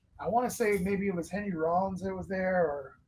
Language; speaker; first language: English; native; English